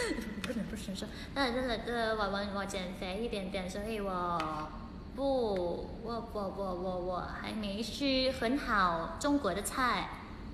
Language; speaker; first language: Chinese; non-native, learner; Thai